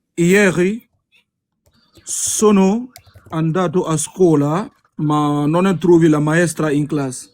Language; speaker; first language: Italian; non-native, learner; French